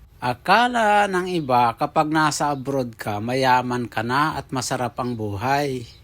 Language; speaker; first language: Filipino; native; Filipino